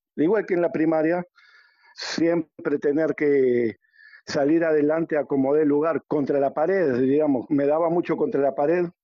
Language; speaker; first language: Spanish; native; Spanish